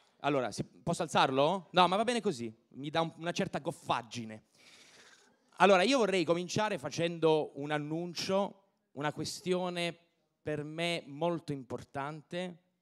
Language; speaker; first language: Italian; native; Italian